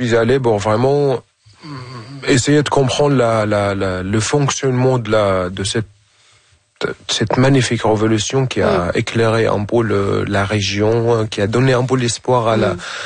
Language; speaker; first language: French; non-native, fluent; Arabic